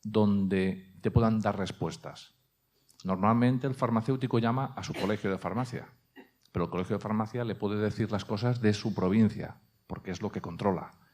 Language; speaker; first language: Spanish; native; Spanish